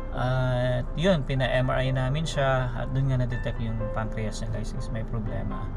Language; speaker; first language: Filipino; native; Filipino